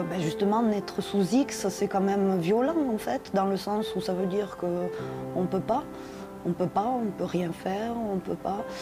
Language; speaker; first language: French; native; French